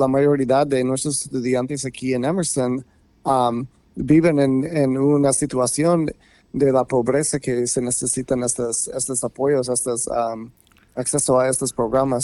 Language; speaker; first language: Spanish; non-native, fluent; English